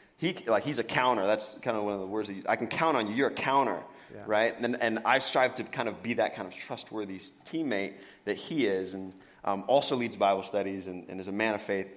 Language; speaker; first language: English; native; English